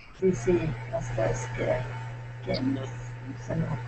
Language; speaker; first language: Spanish; non-native, learner; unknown